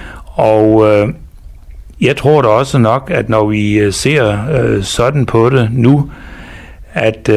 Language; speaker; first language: Danish; native; Danish